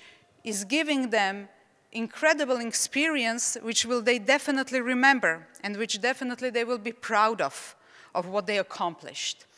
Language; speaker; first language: English; non-native, fluent; Czech